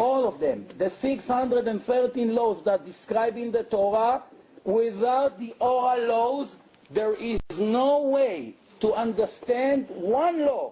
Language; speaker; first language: English; non-native, fluent; Hebrew